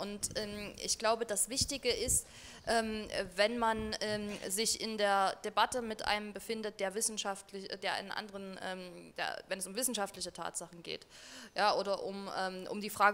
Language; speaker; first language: German; native; German